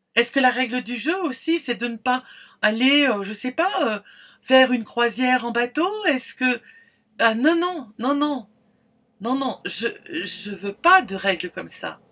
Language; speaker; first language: French; native; French